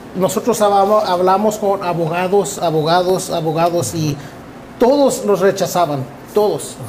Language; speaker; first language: Spanish; early bilingual, heritage; Spanish